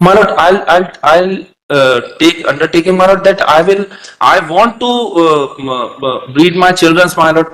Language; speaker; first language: English; non-native, local second language; Hindi